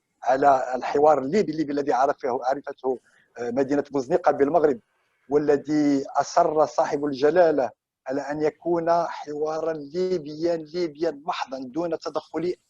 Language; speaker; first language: Arabic; native; Arabic